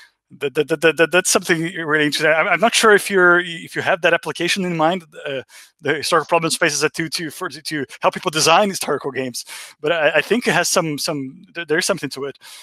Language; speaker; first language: English; non-native, fluent; Portuguese